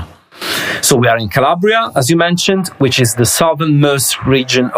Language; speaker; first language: English; non-native, fluent; Italian